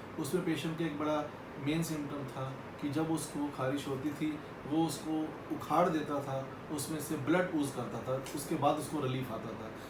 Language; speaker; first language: Hindi; native; Hindi